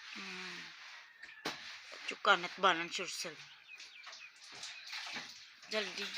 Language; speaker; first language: English; non-native, learner; Hiligaynon